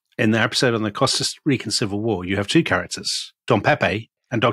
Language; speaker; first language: English; native; English